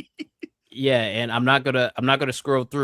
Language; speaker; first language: English; native; English